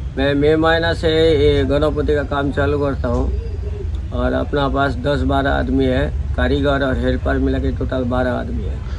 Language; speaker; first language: Hindi; non-native, local second language; Bangla